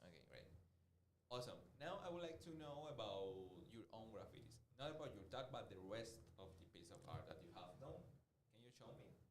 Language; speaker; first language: English; non-native, fluent; Spanish